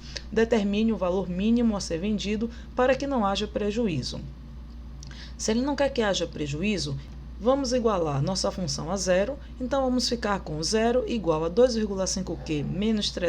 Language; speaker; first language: Portuguese; native; Portuguese